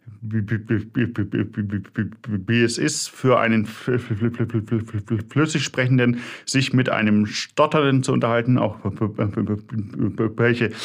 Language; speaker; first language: German; native; German